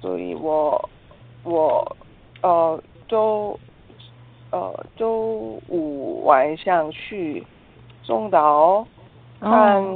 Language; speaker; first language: Chinese; non-native, learner; Korean